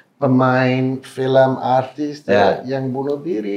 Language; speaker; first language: Indonesian; non-native, fluent; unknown